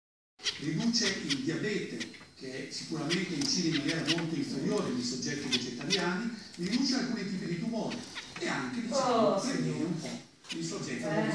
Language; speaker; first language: Italian; native; Italian